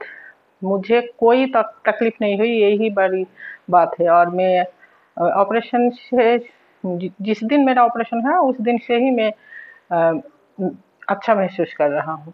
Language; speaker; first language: Hindi; non-native, fluent; Bangla